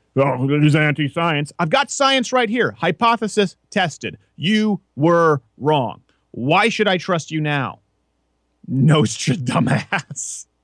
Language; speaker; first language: English; native; English